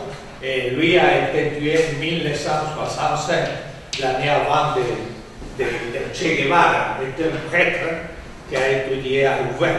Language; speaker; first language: French; non-native, fluent; Spanish